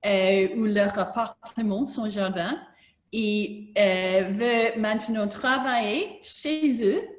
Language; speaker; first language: French; non-native, learner; English